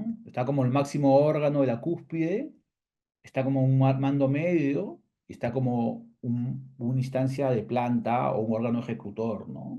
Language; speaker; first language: Spanish; native; Spanish